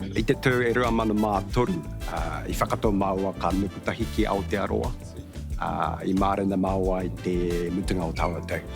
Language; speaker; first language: Māori; non-native, fluent; Japanese